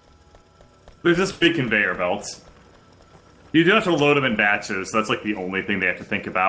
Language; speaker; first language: English; native; English